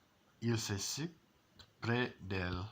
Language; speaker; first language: French; non-native, learner; English